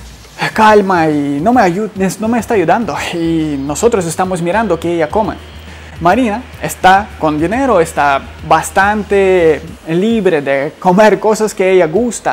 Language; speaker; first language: Spanish; non-native, fluent; Ukrainian